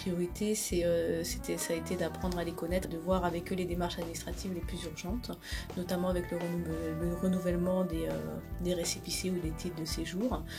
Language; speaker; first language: French; native; French